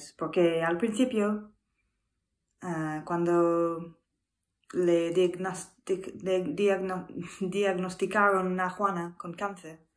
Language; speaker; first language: Spanish; non-native, learner; English